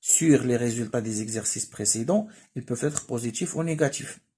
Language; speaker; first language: French; non-native, local second language; Arabic